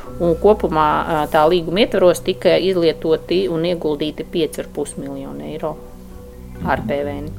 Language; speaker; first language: Latvian; native; Latvian